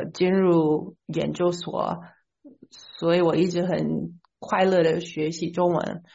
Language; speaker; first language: Chinese; non-native, fluent; English